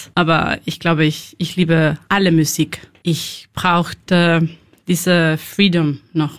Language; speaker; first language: German; non-native, learner; Spanish